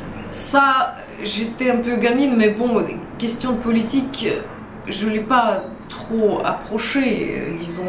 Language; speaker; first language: French; non-native, fluent; Russian